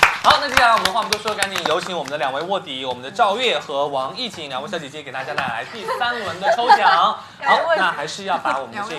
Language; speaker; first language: Chinese; native; Chinese